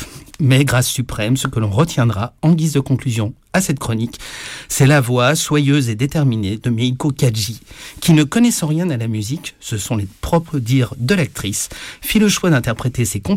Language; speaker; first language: French; native; French